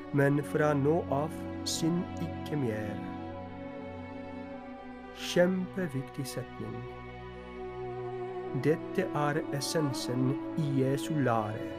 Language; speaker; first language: Norwegian; non-native, fluent; Polish